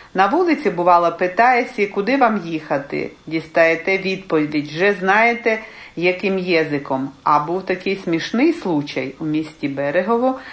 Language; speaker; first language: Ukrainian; early bilingual, heritage; Ukrainian